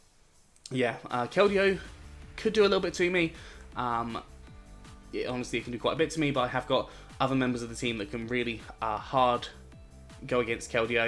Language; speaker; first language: English; native; English